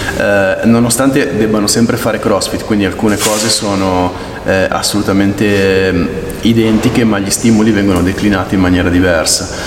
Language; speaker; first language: Italian; native; Italian